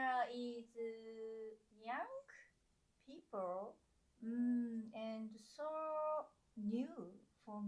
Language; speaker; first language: English; non-native, learner; Japanese